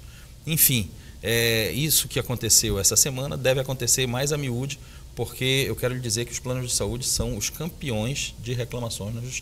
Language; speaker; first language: Portuguese; native; Portuguese